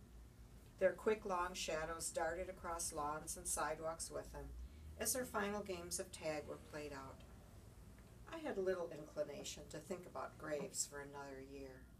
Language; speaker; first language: English; native; English